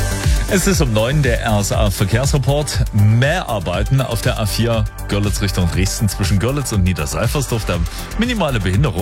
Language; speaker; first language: German; native; German